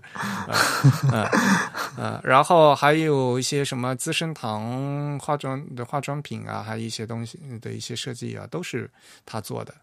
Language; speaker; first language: Chinese; native; Chinese